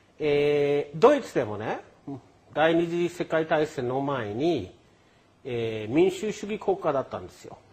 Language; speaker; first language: Japanese; non-native, fluent; English